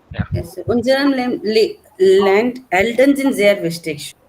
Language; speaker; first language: German; non-native, learner; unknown